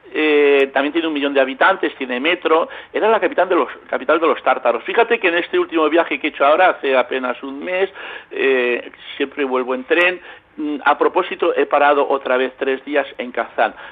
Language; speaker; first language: Spanish; native; Spanish